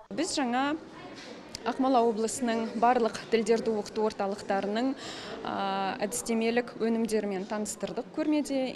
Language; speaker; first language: Kazakh; native; Kazakh